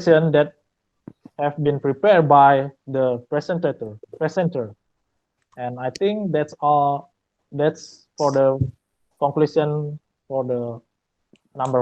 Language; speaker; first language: English; non-native, learner; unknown